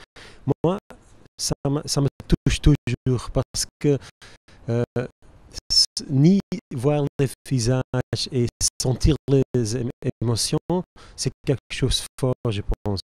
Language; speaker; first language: French; non-native, local second language; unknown